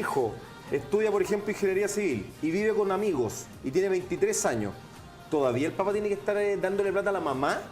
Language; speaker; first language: Spanish; native; Spanish